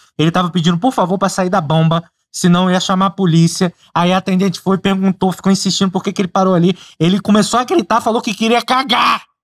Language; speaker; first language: Portuguese; native; Portuguese